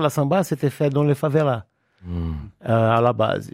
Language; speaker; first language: French; non-native, fluent; Portuguese